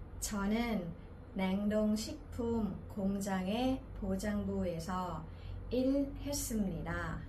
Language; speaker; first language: Korean; non-native, learner; Thai